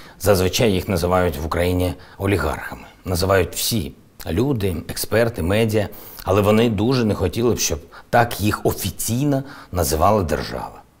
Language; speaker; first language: Ukrainian; non-native, local second language; Russian